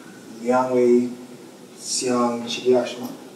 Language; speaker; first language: Chinese; non-native, learner; English